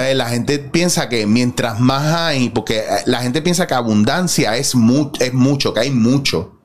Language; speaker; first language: Spanish; native; Spanish